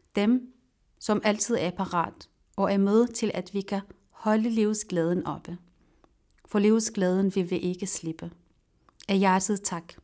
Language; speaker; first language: Danish; non-native, fluent; Arabic